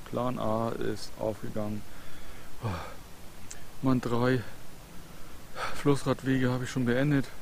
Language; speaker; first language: German; native; German